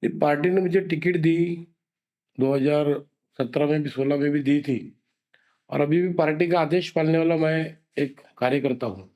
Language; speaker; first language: Hindi; non-native, local second language; Marathi